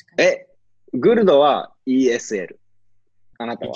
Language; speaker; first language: Japanese; native; Japanese